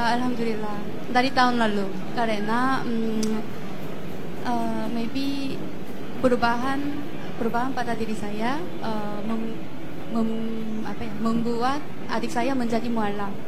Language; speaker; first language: Indonesian; non-native, fluent; Korean